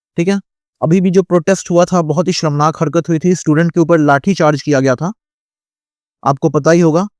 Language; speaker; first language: Hindi; native; Hindi